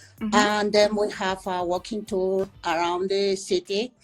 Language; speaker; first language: English; non-native, fluent; Spanish